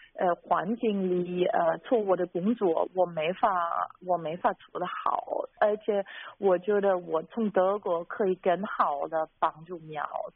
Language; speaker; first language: Chinese; non-native, fluent; German